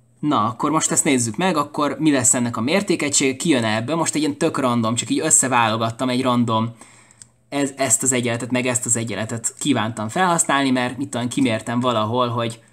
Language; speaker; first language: Hungarian; native; Hungarian